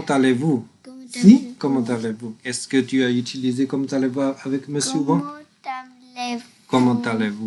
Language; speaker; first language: French; non-native, learner; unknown